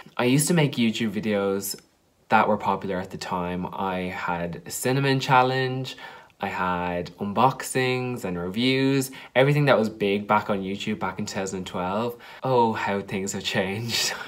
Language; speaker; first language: English; native; English